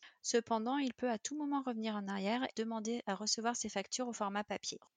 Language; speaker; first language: French; native; French